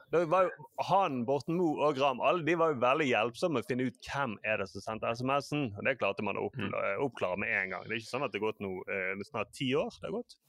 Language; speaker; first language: Norwegian; native; Norwegian